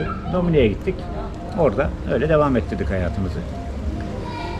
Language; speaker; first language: Turkish; native; Turkish